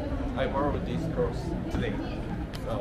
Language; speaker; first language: English; non-native, learner; Korean